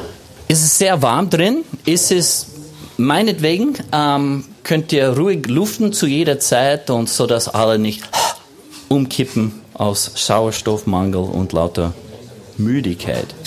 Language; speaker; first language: German; non-native, fluent; English